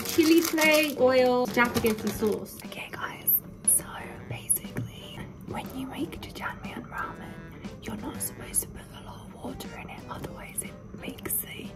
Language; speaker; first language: English; native; English